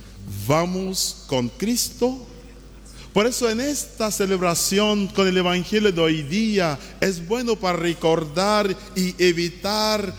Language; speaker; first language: Spanish; non-native, learner; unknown